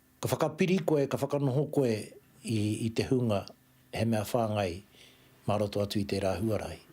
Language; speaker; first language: Māori; native; Māori